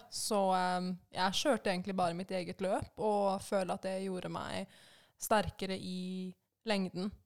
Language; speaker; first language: Norwegian; early bilingual, other home language; Persian